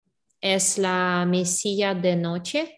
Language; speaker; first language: Spanish; non-native, learner; English